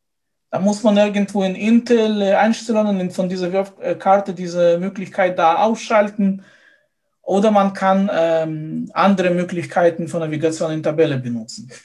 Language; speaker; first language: German; non-native, fluent; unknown